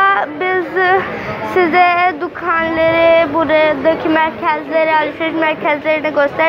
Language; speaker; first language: Turkish; non-native, learner; Urdu